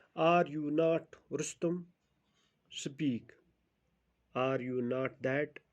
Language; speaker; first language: English; non-native, local second language; Urdu